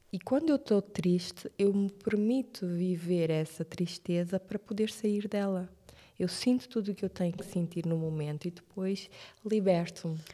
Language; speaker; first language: Portuguese; non-native, local second language; Kabuverdianu